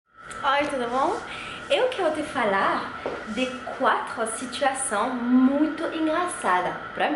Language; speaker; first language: Portuguese; non-native, fluent; French